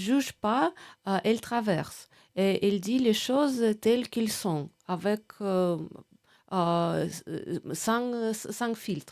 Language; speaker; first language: French; non-native, fluent; Russian